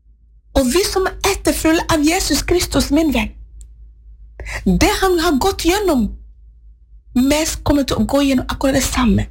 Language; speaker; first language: Norwegian; non-native, fluent; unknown